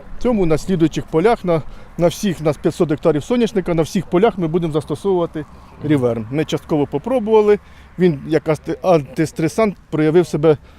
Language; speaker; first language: Ukrainian; native; Ukrainian